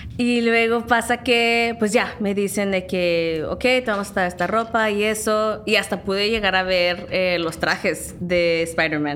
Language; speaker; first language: Spanish; early bilingual, heritage; Spanish